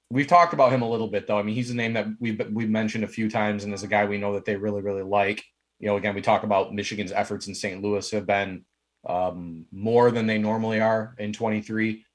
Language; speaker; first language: English; native; English